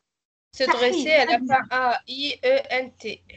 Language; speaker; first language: French; non-native, learner; Arabic